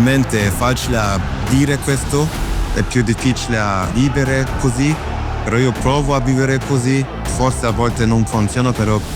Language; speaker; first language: Italian; non-native, fluent; German